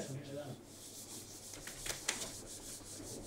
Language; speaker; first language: English; non-native, fluent; Polish